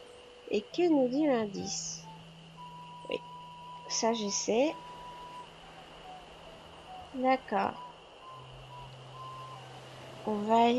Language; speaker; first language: French; native; French